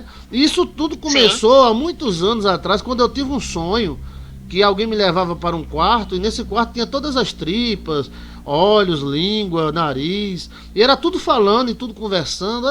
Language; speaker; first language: Portuguese; native; Portuguese